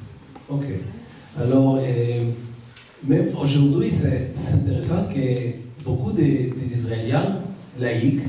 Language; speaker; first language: French; non-native, learner; Hebrew